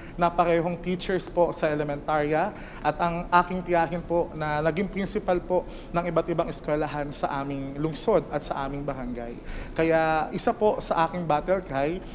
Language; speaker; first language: Filipino; native; Filipino